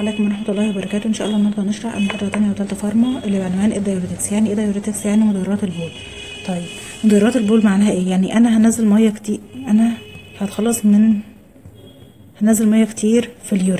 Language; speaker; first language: Arabic; native; Arabic